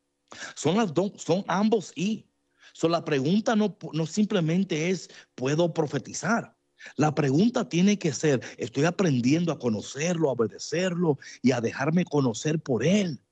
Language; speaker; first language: Spanish; native; Spanish